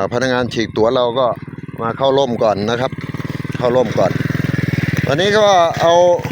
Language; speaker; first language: Thai; non-native, local second language; Northeastern Thai